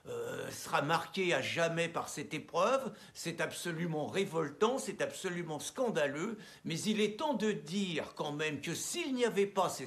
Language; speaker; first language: French; native; French